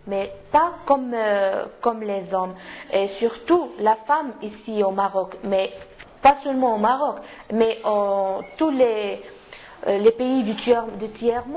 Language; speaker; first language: French; non-native, learner; Arabic